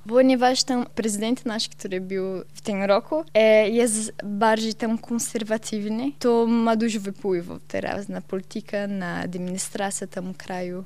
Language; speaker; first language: Polish; non-native, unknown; Portuguese